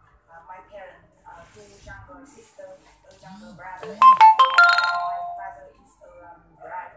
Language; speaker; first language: English; non-native, learner; Vietnamese